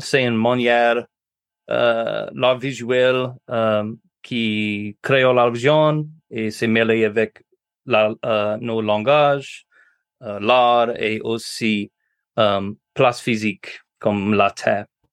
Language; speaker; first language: French; non-native, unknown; English